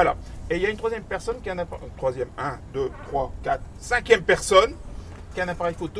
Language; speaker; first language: French; native; French